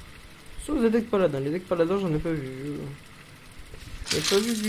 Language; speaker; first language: French; native; French